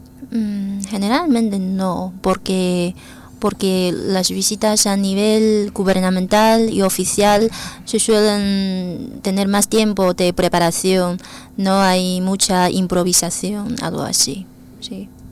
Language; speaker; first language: Spanish; non-native, fluent; Chinese